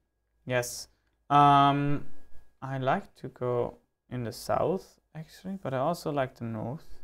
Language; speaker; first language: English; non-native, fluent; German